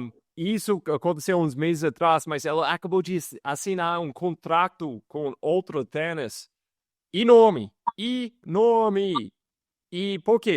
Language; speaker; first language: Portuguese; non-native, fluent; English